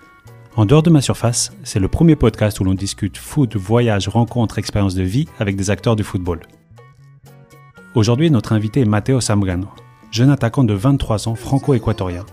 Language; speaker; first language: French; native; French